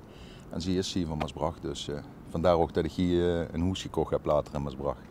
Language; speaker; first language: Dutch; native; Dutch